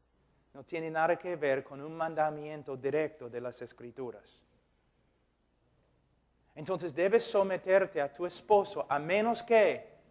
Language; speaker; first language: Spanish; non-native, fluent; English